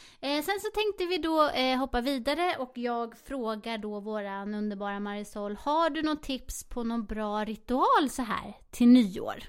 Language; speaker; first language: Swedish; native; Swedish